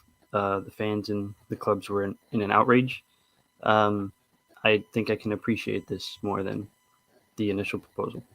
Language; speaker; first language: English; native; English